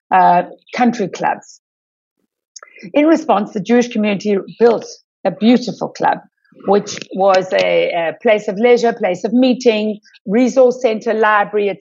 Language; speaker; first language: English; native; English